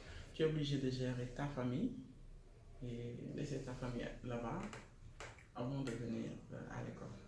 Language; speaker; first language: French; non-native, local second language; Wolof